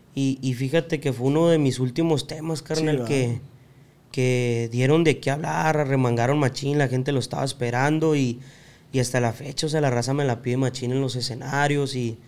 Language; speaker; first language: Spanish; native; Spanish